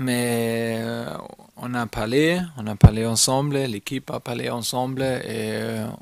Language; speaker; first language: French; non-native, fluent; German